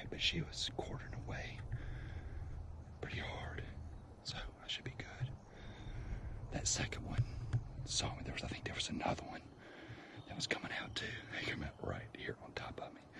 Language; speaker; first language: English; native; English